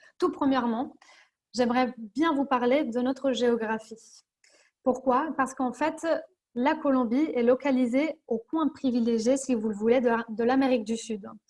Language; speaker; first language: French; non-native, fluent; Spanish